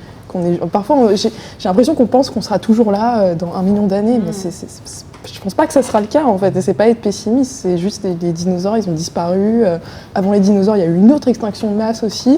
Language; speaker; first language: French; native; French